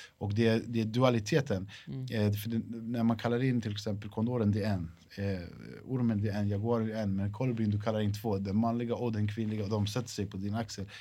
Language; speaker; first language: Swedish; native; Swedish